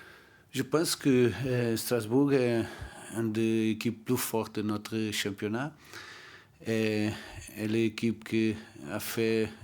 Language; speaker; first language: French; non-native, learner; Portuguese